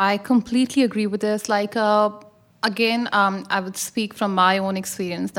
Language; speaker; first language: English; non-native, local second language; Urdu